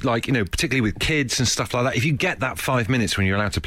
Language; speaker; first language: English; native; English